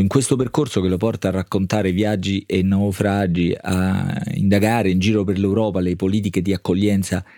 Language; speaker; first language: Italian; native; Italian